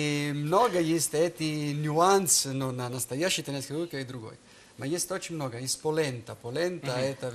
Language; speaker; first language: Russian; non-native, learner; Italian